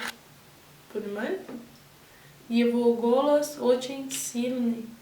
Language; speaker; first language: Russian; non-native, learner; Portuguese